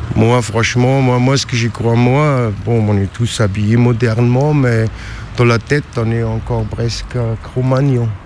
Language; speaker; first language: French; non-native, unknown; German